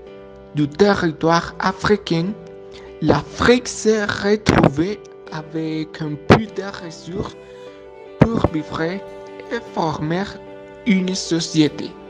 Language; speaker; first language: French; non-native, learner; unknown